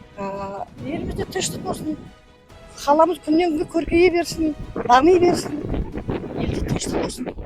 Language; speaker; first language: Kazakh; native; Kazakh